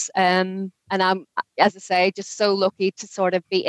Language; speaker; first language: English; native; English